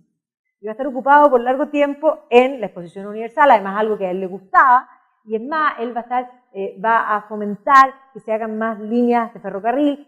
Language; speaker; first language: Spanish; native; Spanish